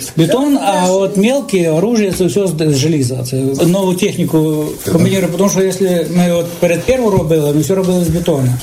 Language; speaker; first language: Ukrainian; native; Ukrainian